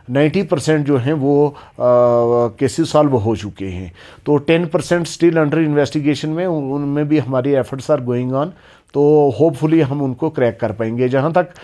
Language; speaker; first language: Hindi; non-native, local second language; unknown